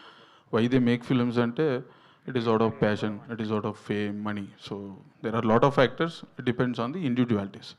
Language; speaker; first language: Telugu; native; Telugu